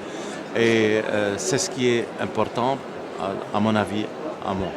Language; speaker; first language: French; non-native, local second language; Arabic